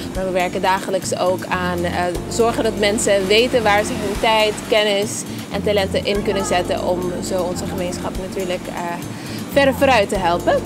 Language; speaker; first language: Dutch; early bilingual, other home language; Papiamento